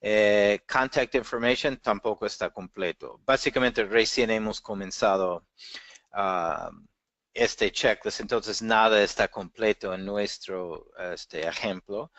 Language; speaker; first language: Spanish; non-native, fluent; English